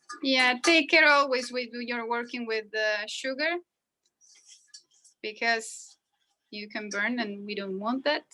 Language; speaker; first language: English; non-native, fluent; Portuguese